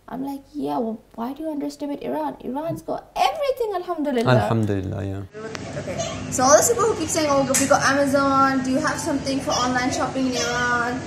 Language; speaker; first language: English; native; English